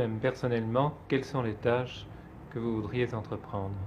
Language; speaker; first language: French; native; French